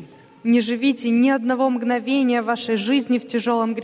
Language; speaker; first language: Russian; native; Russian